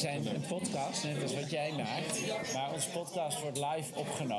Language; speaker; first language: Dutch; native; Dutch